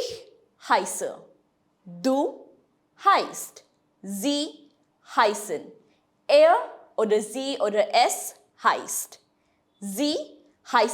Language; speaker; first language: German; non-native, fluent; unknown